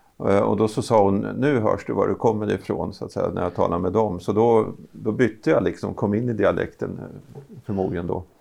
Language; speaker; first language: Swedish; native; Swedish